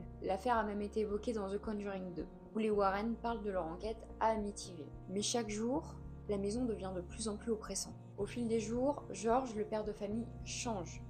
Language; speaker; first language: French; native; French